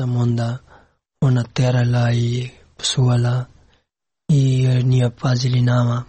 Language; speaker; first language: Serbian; non-native, learner; Pashto